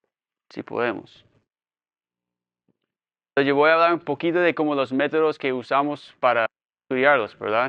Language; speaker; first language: Spanish; non-native, fluent; English